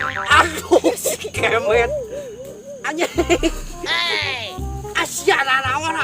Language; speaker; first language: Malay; non-native, local second language; Sundanese